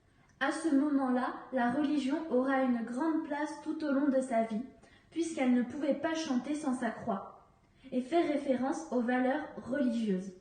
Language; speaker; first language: French; native; French